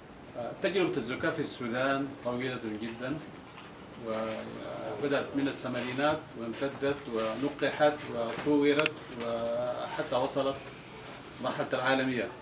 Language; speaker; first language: Arabic; native; Arabic